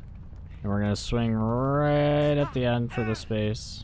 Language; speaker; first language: English; native; English